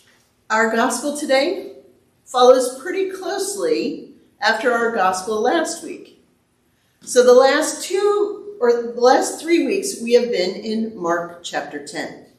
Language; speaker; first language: English; native; English